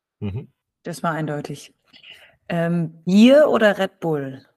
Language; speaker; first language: German; native; German